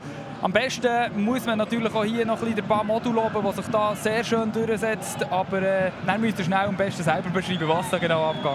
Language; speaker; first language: German; native; German